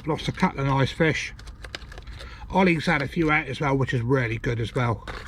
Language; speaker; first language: English; native; English